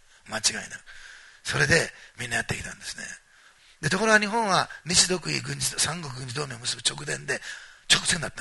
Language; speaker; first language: Japanese; native; Japanese